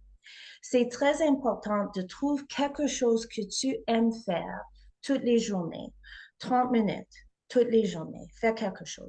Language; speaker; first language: French; non-native, fluent; English